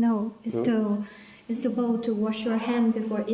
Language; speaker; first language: English; non-native, fluent; Vietnamese